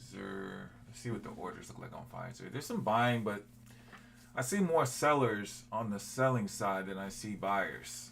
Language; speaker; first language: English; native; English